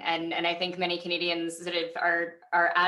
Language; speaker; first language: English; native; English